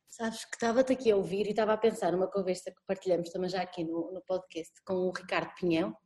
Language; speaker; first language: Portuguese; native; Portuguese